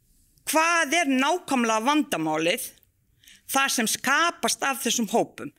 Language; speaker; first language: Icelandic; non-native, fluent; Bosnian